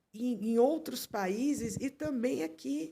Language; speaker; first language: Portuguese; native; Portuguese